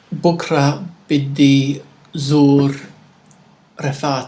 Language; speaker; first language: Arabic; non-native, learner; English